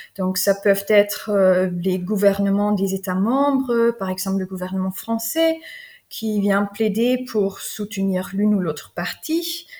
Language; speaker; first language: French; non-native, fluent; German